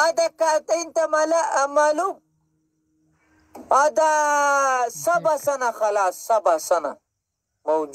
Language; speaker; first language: Arabic; non-native, learner; Pashto